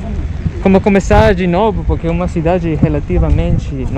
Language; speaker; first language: Portuguese; non-native, fluent; Spanish